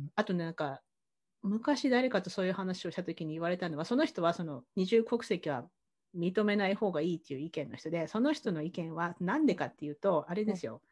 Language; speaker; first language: Japanese; native; Japanese